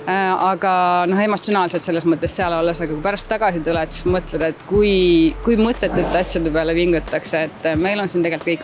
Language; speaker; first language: Estonian; native; Estonian